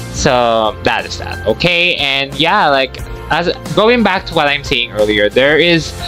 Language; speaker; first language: English; non-native, local second language; Filipino